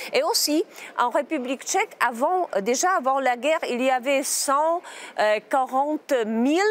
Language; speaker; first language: French; non-native, learner; Czech